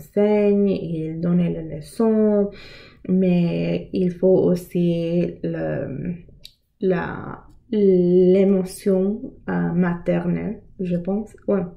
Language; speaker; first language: French; non-native, learner; English